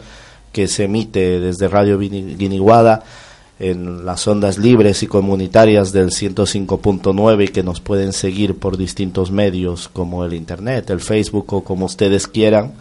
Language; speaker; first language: Spanish; native; Spanish